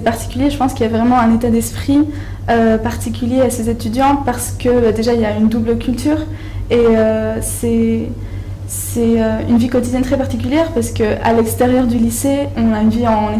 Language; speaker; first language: French; non-native, fluent; Spanish